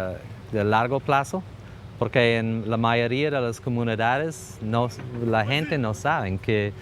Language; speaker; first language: Spanish; non-native, fluent; English